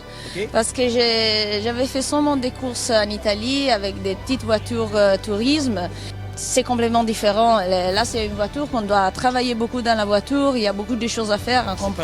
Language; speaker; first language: French; non-native, fluent; Italian